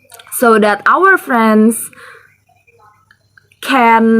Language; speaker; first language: English; non-native, learner; Indonesian